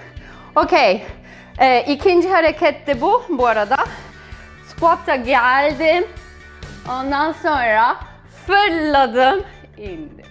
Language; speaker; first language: Turkish; non-native, fluent; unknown